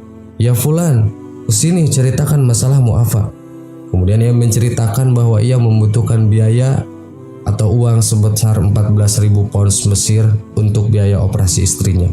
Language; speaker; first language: Indonesian; native; Indonesian